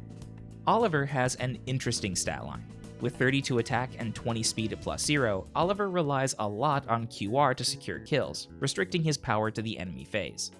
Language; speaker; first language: English; native; English